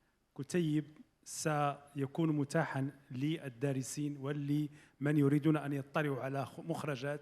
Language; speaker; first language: Arabic; native; Arabic